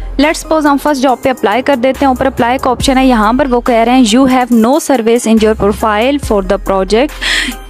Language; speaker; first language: Urdu; non-native, local second language; Punjabi